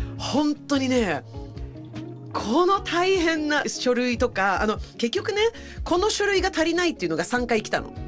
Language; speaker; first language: Japanese; non-native, fluent; Swedish